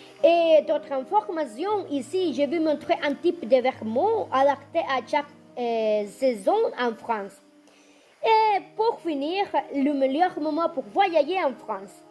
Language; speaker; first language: French; non-native, learner; Spanish